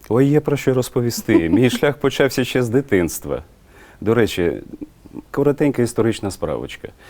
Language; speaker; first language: Ukrainian; non-native, local second language; Russian